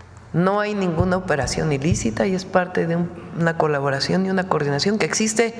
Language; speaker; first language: Spanish; native; Spanish